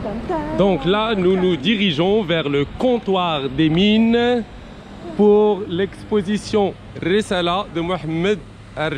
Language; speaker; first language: French; non-native, local second language; Arabic